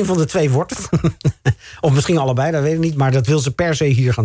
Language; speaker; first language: Dutch; native; Dutch